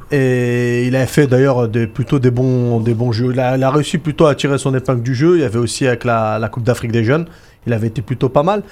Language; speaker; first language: French; native; French